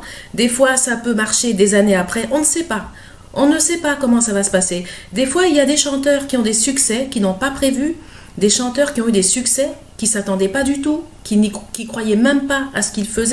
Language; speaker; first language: French; native; French